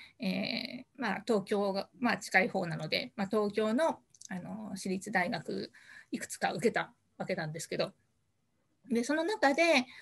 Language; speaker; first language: Japanese; native; Japanese